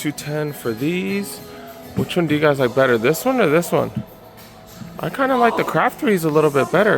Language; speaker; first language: English; native; English